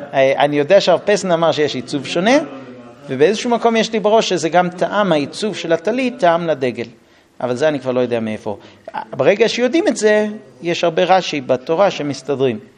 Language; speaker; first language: Hebrew; non-native, fluent; English